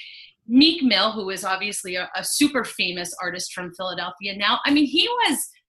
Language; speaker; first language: English; native; English